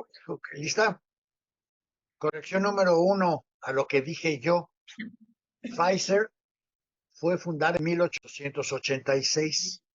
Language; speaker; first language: Spanish; native; Spanish